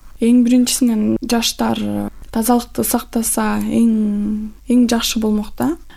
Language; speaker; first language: Kyrgyz; non-native, local second language; Russian